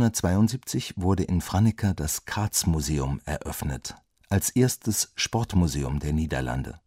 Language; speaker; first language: German; native; German